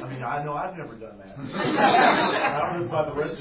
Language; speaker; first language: English; native; English